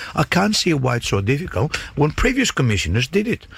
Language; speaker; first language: English; non-native, fluent; Greek